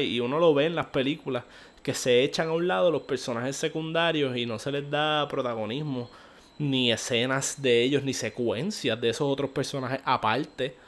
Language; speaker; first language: Spanish; native; Spanish